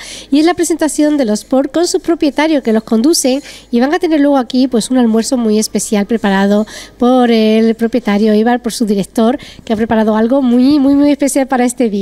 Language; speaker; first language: Spanish; native; Spanish